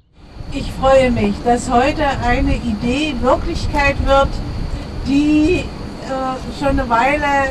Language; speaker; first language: German; native; German